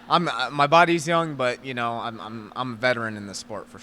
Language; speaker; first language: English; native; English